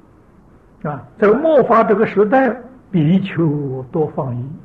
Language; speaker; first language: Chinese; native; Chinese